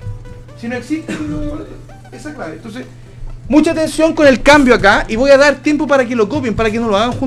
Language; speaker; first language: Spanish; native; Spanish